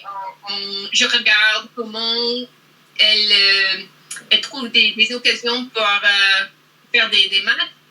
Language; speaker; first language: French; non-native, learner; English